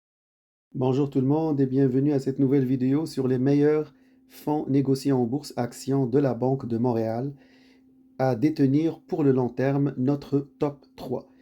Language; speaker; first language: French; native; French